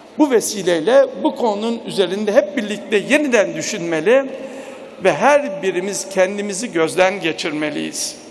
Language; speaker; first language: Turkish; native; Turkish